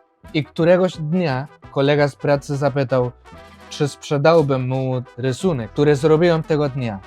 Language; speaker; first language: Polish; non-native, fluent; Spanish